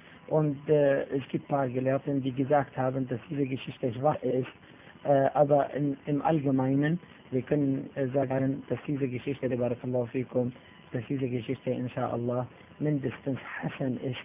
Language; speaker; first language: German; non-native, fluent; Arabic